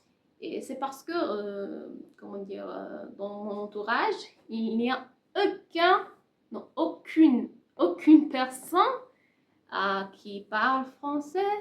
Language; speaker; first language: French; non-native, learner; Persian